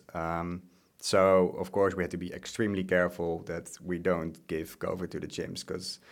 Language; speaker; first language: English; non-native, fluent; Dutch